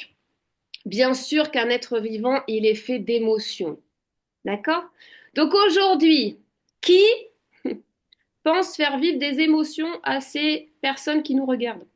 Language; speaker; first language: French; native; French